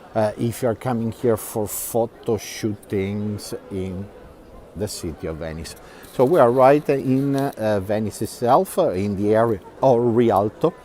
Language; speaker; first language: English; non-native, fluent; Italian